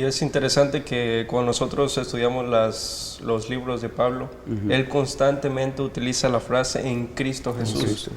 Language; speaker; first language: Spanish; native; Spanish